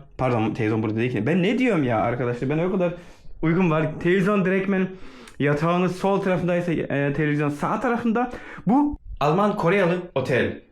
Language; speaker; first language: Turkish; early bilingual, heritage; Turkish